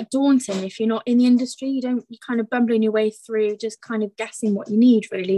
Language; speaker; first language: English; native; English